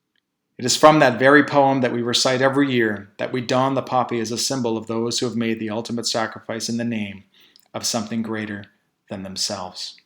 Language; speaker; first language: English; native; English